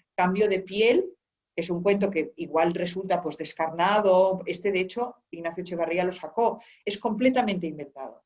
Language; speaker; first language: Spanish; early bilingual, heritage; Spanish